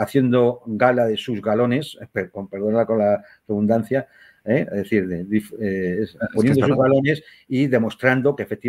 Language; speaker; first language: Spanish; native; Spanish